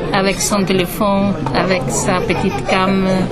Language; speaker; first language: French; non-native, learner; Spanish